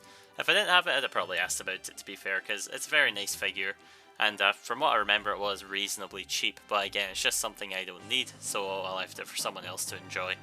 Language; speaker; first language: English; native; English